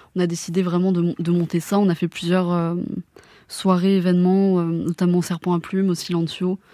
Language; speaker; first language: French; native; French